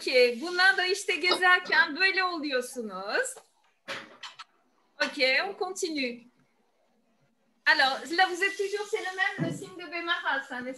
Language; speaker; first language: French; non-native, fluent; Turkish